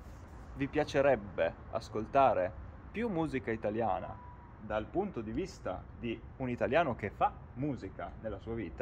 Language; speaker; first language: Italian; native; Italian